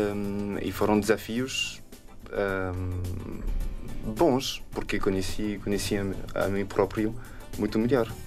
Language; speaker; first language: Portuguese; non-native, fluent; French